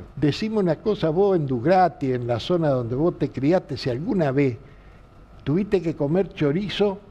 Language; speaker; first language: Spanish; native; Spanish